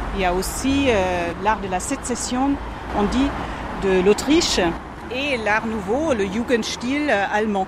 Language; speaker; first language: French; non-native, fluent; German